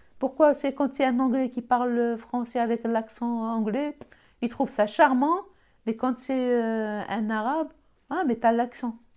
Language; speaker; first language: French; non-native, local second language; Arabic